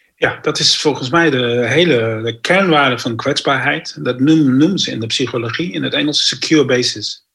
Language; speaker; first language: Dutch; non-native, fluent; English